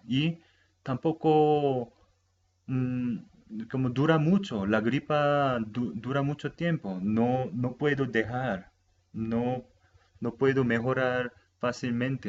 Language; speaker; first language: Spanish; non-native, fluent; Japanese